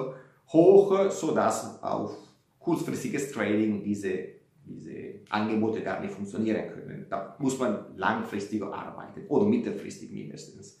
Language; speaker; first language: German; non-native, fluent; Italian